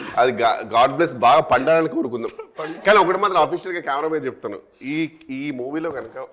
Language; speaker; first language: Telugu; native; Telugu